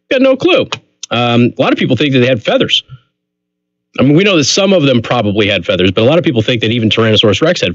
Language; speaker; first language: English; native; English